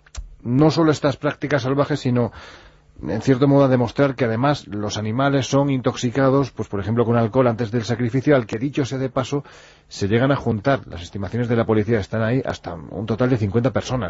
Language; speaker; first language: Spanish; native; Spanish